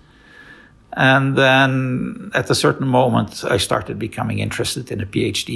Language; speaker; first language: English; non-native, fluent; Dutch